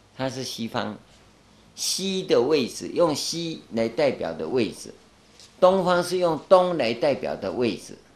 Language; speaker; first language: Chinese; non-native, local second language; Min Nan Chinese